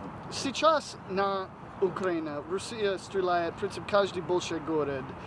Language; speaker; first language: Russian; non-native, learner; English